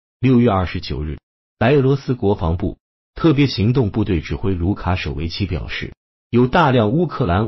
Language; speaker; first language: Chinese; native; Chinese